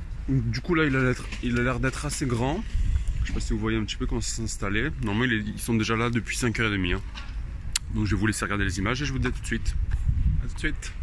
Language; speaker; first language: French; native; French